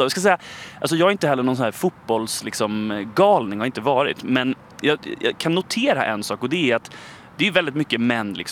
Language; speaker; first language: Swedish; native; Swedish